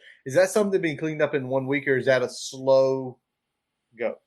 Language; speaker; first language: English; native; English